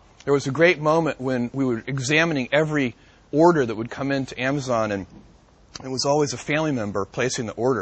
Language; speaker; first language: English; native; English